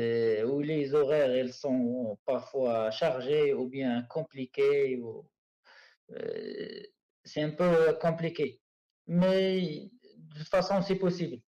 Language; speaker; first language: French; non-native, learner; Arabic